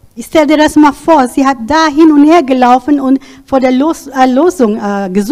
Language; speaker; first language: German; non-native, learner; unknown